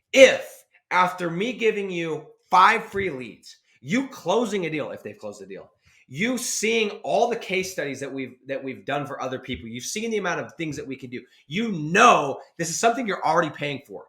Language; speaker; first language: English; native; English